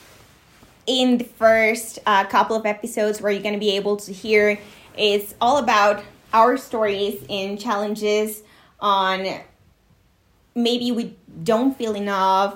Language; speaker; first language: English; non-native, fluent; Spanish